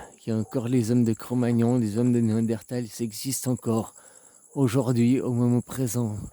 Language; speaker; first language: French; native; French